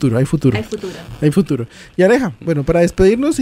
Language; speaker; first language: Spanish; native; Spanish